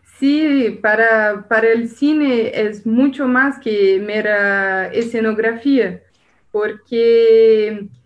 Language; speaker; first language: Spanish; non-native, learner; Portuguese